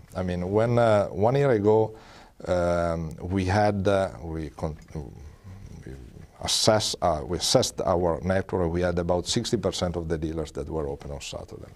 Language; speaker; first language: English; non-native, fluent; Italian